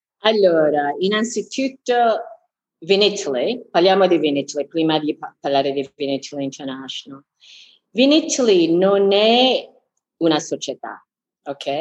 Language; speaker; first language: Italian; non-native, fluent; English